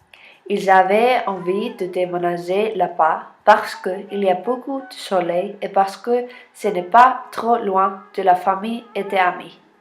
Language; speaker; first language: French; non-native, learner; Icelandic